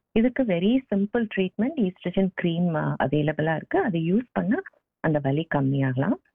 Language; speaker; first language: Tamil; native; Tamil